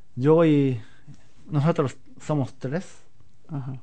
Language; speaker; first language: Spanish; non-native, learner; Japanese